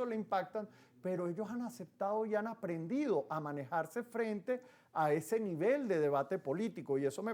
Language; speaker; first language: Spanish; native; Spanish